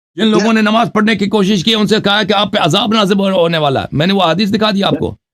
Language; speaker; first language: Urdu; non-native, fluent; Persian